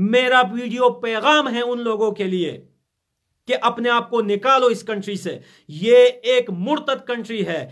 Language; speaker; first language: Urdu; non-native, fluent; Pashto